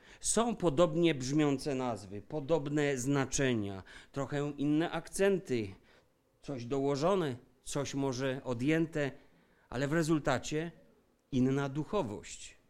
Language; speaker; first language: Polish; native; Polish